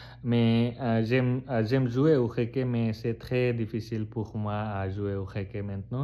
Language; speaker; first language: French; non-native, learner; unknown